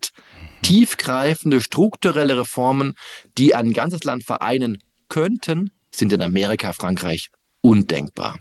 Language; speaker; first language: German; native; German